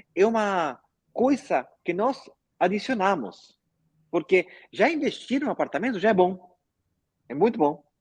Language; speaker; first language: Portuguese; non-native, fluent; Spanish